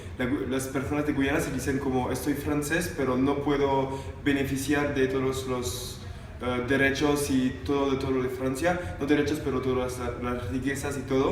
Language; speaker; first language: Spanish; non-native, learner; French